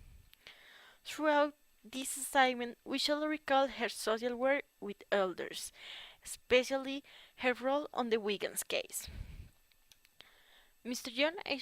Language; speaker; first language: English; non-native, learner; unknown